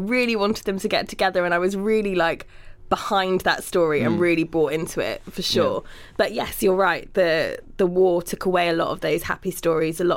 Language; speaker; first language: English; native; English